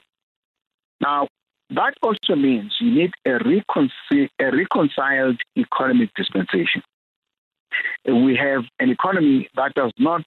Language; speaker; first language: English; non-native, local second language; Xhosa